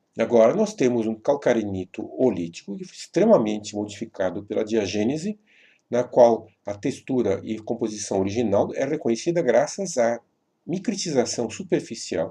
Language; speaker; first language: Portuguese; native; Portuguese